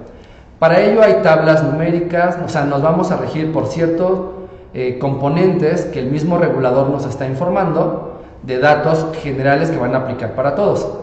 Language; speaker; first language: Spanish; native; Spanish